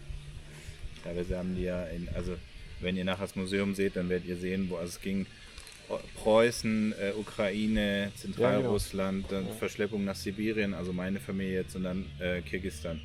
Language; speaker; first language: German; early bilingual, other home language; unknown